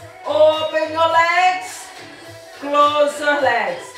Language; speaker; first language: English; non-native, fluent; Portuguese